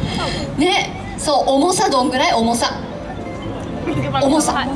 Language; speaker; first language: Japanese; native; Japanese